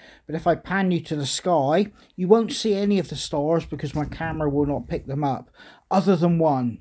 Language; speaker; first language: English; native; English